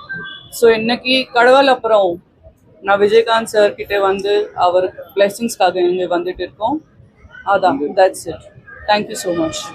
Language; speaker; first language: Tamil; non-native, local second language; Gujarati